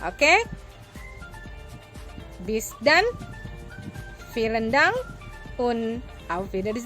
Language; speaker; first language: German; non-native, learner; Indonesian